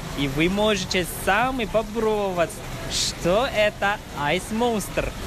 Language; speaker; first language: Russian; non-native, learner; Chinese